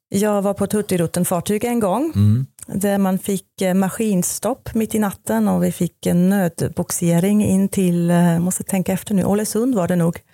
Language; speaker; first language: Swedish; non-native, fluent; German